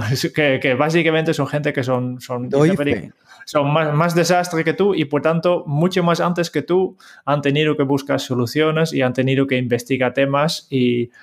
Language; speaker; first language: Spanish; non-native, fluent; Dutch